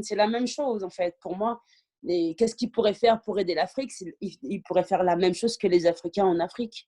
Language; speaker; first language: French; early bilingual, other home language; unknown